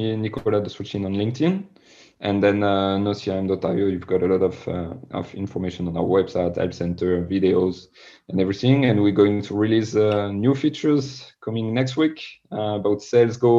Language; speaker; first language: English; non-native, fluent; French